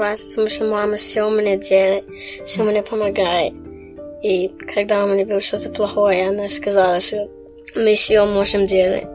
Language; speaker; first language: Russian; early bilingual, heritage; Russian